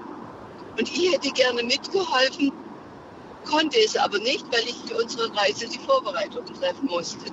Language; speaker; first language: German; native; German